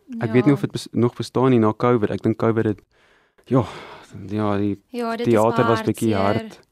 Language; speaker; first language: Afrikaans; non-native, local second language; English